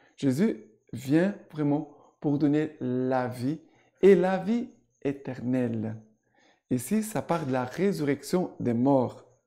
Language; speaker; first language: French; non-native, fluent; Portuguese